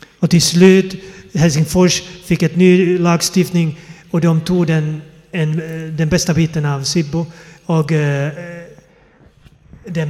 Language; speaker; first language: Swedish; non-native, fluent; Finnish